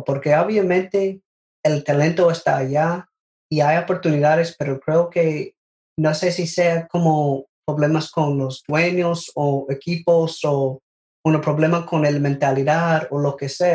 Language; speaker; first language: Spanish; non-native, learner; English